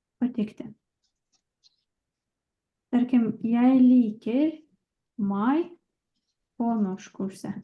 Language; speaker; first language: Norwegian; non-native, fluent; Lithuanian